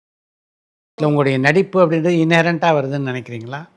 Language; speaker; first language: Tamil; native; Tamil